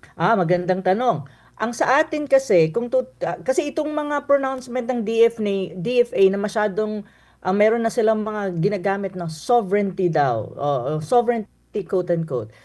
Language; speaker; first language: Filipino; non-native, local second language; Cebuano